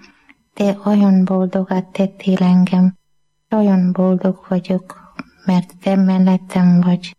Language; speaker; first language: Hungarian; non-native, learner; Malayalam